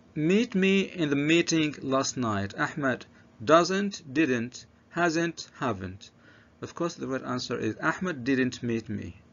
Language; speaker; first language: English; non-native, fluent; Arabic